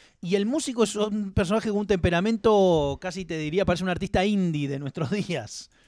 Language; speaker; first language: Spanish; native; Spanish